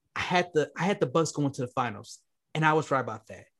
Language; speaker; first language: English; native; English